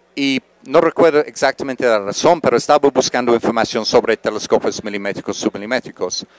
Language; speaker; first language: Spanish; non-native, fluent; English